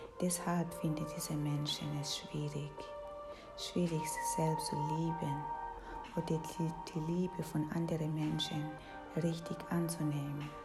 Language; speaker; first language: German; non-native, fluent; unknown